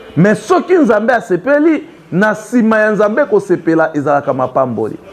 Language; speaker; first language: Lingala; native; Lingala